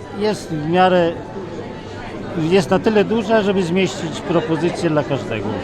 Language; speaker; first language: Polish; native; Polish